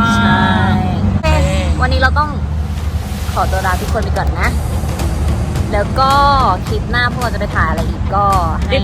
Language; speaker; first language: Thai; native; Thai